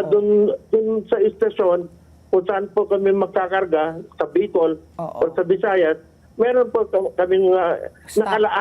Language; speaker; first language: Filipino; native; Filipino